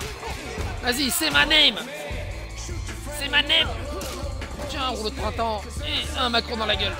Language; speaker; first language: French; native; French